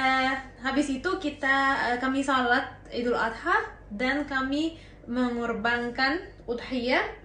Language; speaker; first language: Indonesian; non-native, fluent; Arabic